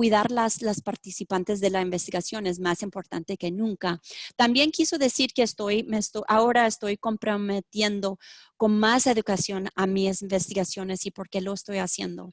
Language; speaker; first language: Spanish; early bilingual, heritage; Spanish